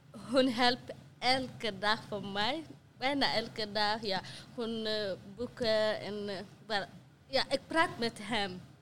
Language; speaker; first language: Dutch; non-native, learner; Tigrinya